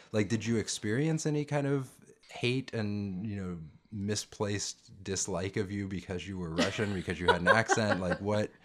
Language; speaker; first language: English; native; English